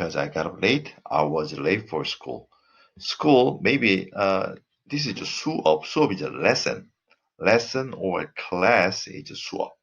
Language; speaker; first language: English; non-native, fluent; Korean